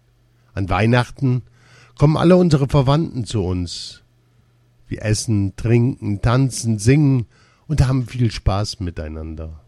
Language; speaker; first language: German; non-native, learner; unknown